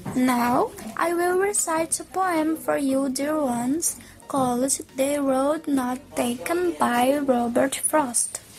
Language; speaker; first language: English; non-native, learner; Portuguese